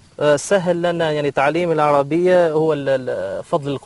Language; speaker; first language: Arabic; non-native, local second language; Albanian